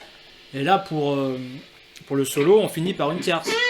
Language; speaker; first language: French; native; French